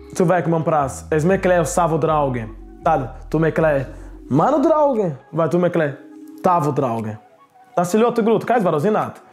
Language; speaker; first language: Latvian; non-native, learner; Portuguese